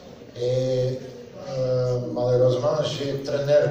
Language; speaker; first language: French; non-native, learner; Serbian